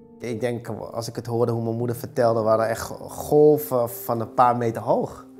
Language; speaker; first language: Dutch; early bilingual, other home language; Vietnamese